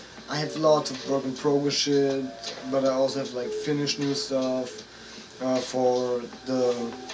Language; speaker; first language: English; non-native, fluent; German